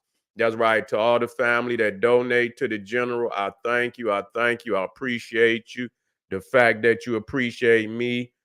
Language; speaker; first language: English; native; English